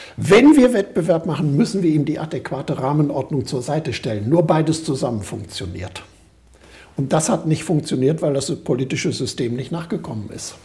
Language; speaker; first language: German; native; German